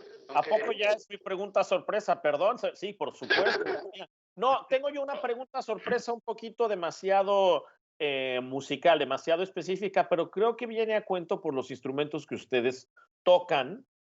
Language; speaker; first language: Spanish; native; Spanish